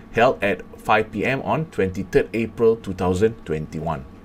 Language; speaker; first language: English; non-native, local second language; Malay